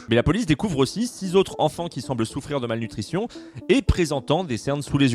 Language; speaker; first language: French; native; French